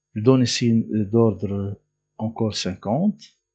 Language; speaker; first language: French; non-native, local second language; Arabic